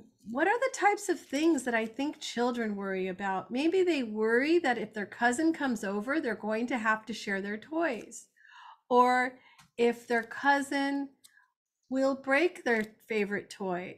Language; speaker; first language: English; native; English